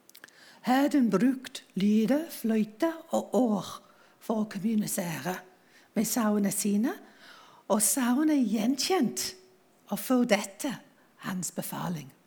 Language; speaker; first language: Norwegian; non-native, fluent; English